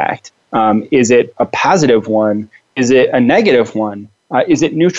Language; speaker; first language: English; native; English